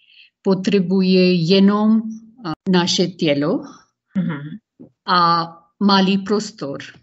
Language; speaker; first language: Czech; non-native, learner; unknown